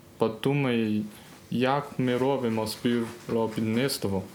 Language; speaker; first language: Ukrainian; non-native, learner; Chinese